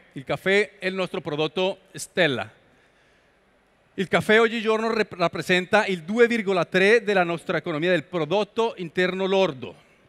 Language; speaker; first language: Italian; non-native, learner; Spanish